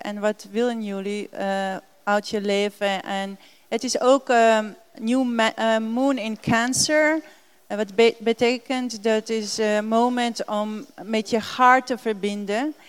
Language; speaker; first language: Dutch; non-native, learner; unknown